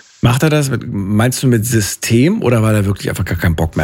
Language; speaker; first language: German; native; German